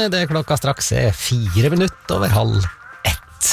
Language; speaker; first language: Norwegian; native; Norwegian